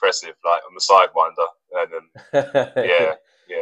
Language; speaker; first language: English; non-native, local second language; Russian